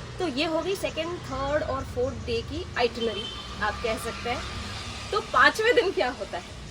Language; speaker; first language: Hindi; non-native, local second language; Konkani